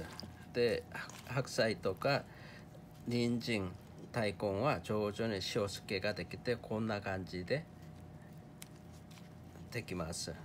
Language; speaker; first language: Japanese; non-native, fluent; Korean